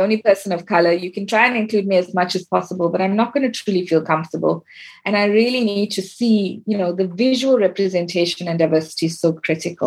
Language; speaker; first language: English; native; English